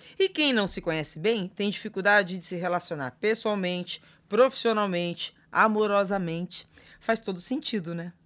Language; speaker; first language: Portuguese; native; Portuguese